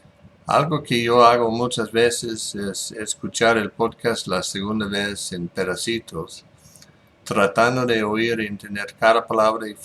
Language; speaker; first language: Spanish; non-native, fluent; English